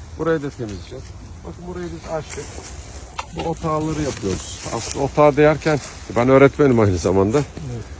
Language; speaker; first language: Turkish; native; Turkish